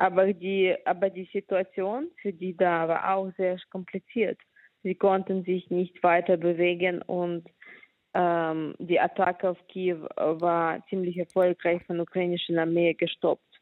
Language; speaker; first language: German; non-native, fluent; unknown